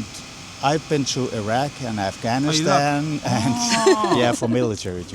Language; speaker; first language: English; non-native, fluent; Danish